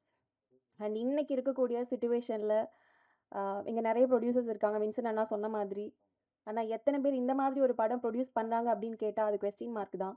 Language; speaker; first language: Tamil; non-native, fluent; Telugu